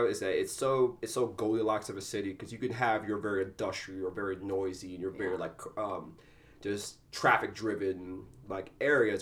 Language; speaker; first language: English; early bilingual, other home language; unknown